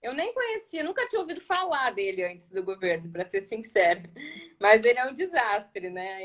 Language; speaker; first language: Portuguese; native; Portuguese